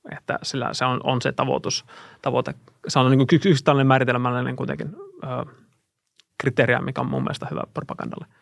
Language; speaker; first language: Finnish; non-native, fluent; Russian